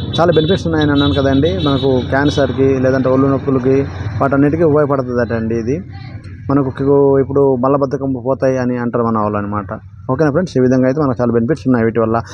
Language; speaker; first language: Telugu; non-native, local second language; Odia